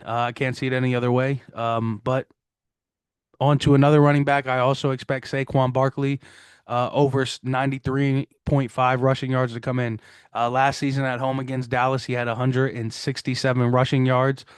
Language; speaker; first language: English; native; English